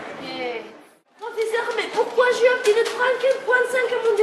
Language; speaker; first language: French; non-native, learner; Spanish